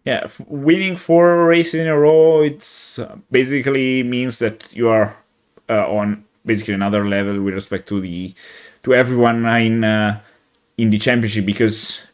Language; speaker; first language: English; non-native, fluent; Italian